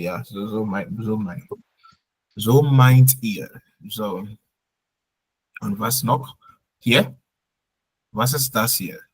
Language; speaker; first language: German; non-native, fluent; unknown